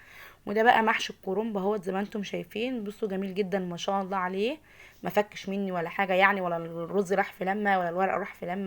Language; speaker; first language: Arabic; native; Arabic